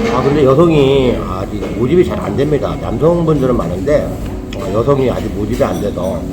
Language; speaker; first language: Korean; native; Korean